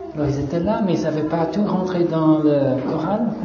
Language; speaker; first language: French; non-native, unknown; English